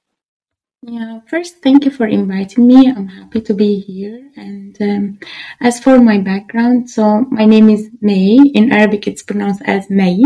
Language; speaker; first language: English; non-native, fluent; Arabic